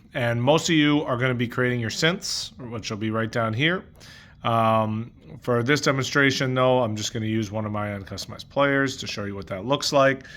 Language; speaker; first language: English; native; English